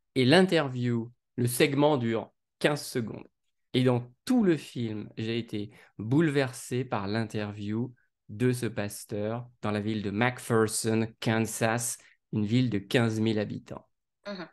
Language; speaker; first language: French; native; French